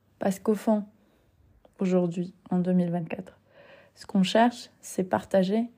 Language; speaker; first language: French; non-native, fluent; Spanish